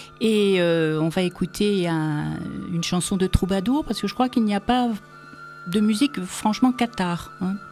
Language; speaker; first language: French; native; French